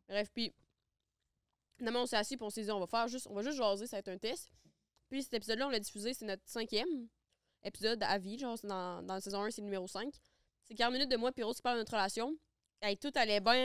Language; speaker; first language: French; native; French